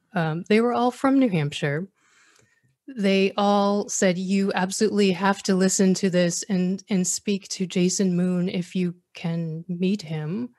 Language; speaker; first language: English; native; English